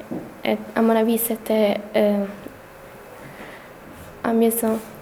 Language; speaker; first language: French; non-native, learner; English